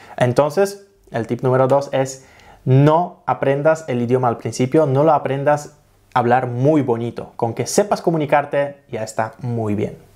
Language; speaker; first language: Spanish; non-native, fluent; Polish